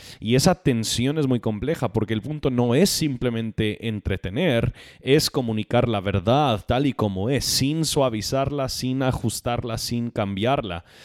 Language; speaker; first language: Spanish; non-native, fluent; English